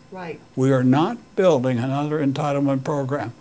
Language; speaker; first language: English; native; English